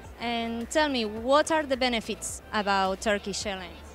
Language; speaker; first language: English; non-native, fluent; Turkish